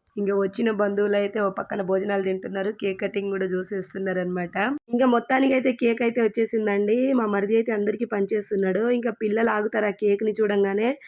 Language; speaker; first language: Telugu; native; Telugu